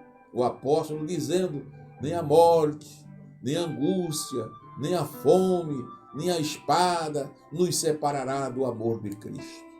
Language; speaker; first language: Portuguese; native; Portuguese